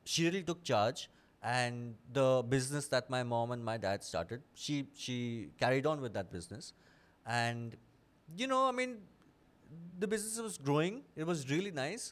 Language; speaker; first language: English; non-native, local second language; Bangla